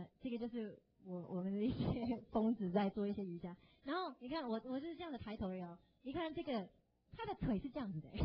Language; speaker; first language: Chinese; non-native, fluent; English